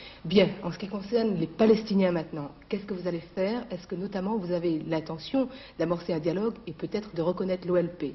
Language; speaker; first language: French; native; French